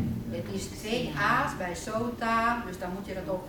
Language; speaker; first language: Dutch; non-native, fluent; Finnish